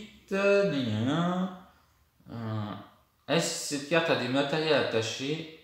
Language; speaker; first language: French; native; French